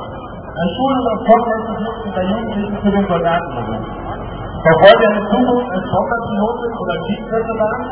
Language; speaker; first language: German; native; German